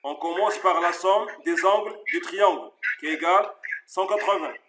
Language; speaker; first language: French; non-native, local second language; Arabic